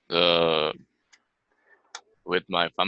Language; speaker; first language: English; non-native, learner; Spanish